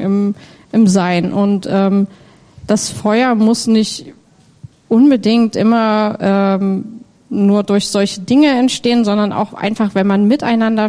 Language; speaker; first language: German; native; German